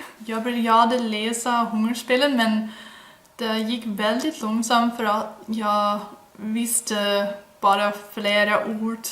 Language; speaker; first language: Swedish; non-native, learner; Dutch